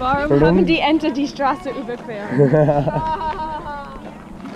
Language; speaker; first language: German; non-native, learner; English